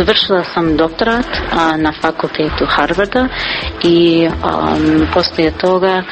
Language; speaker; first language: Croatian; non-native, learner; English